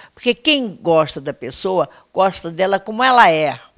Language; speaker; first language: Portuguese; native; Portuguese